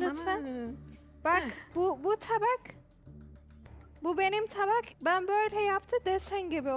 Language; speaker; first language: Turkish; non-native, learner; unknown